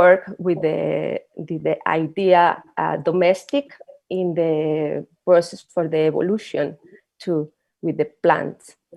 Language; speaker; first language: English; non-native, learner; Spanish